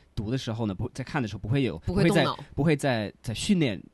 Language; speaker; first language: Chinese; non-native, fluent; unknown